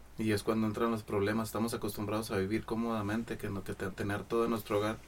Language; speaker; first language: Spanish; native; Spanish